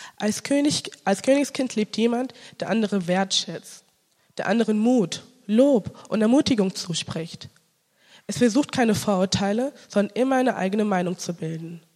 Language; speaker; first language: German; early bilingual, other home language; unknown